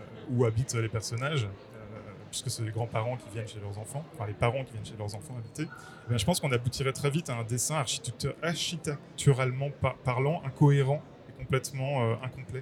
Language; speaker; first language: French; native; French